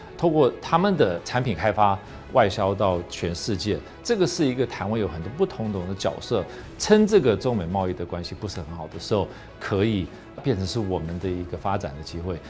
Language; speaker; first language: Chinese; non-native, fluent; English